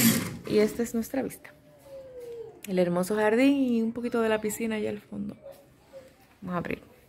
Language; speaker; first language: Spanish; native; Spanish